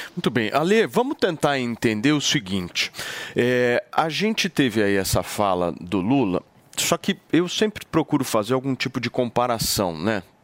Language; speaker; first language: Portuguese; native; Portuguese